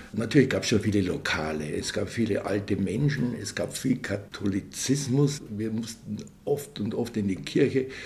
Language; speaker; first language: German; native; German